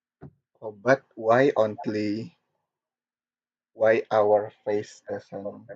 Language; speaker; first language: English; non-native, learner; Korean